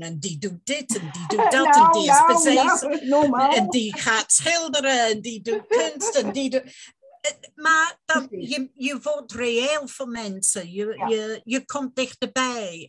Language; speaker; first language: Dutch; non-native, fluent; English